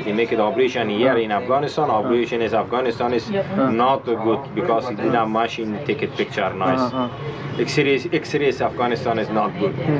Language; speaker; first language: English; non-native, learner; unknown